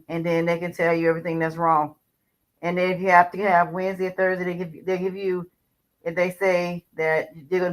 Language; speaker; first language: English; native; English